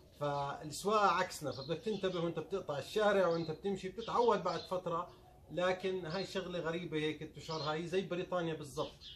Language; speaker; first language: Arabic; native; Arabic